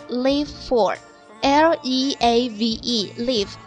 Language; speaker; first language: English; non-native, fluent; Chinese